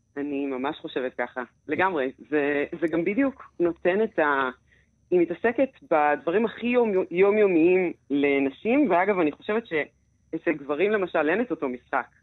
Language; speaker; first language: Hebrew; native; Hebrew